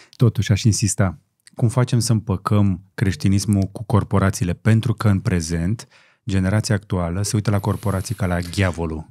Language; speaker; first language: Romanian; native; Romanian